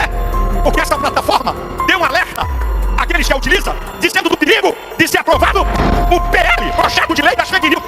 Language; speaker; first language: Portuguese; native; Portuguese